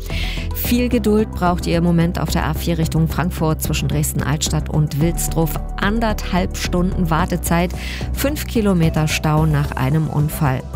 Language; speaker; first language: German; native; German